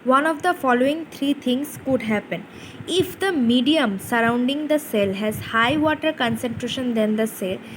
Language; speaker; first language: English; non-native, local second language; Bangla